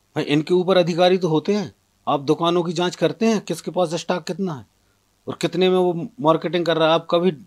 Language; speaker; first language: Hindi; native; Hindi